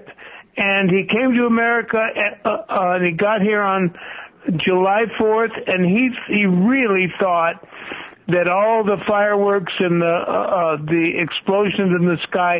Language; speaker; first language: English; native; English